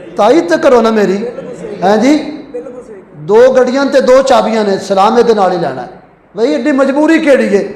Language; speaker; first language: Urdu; non-native, local second language; Punjabi